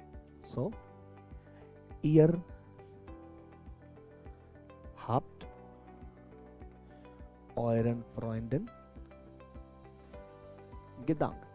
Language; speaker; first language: German; non-native, fluent; Hindi